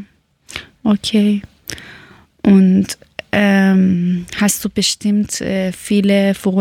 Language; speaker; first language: German; non-native, learner; Persian